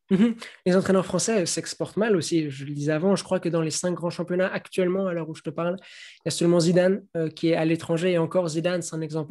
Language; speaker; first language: French; native; French